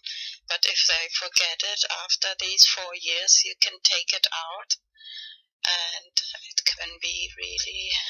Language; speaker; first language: English; non-native, learner; German